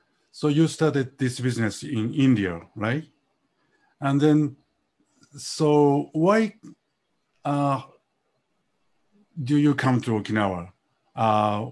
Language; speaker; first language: English; non-native, fluent; Japanese